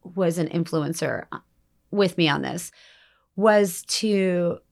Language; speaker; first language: English; native; English